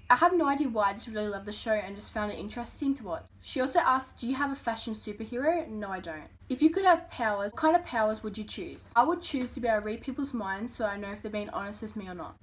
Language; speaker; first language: English; native; English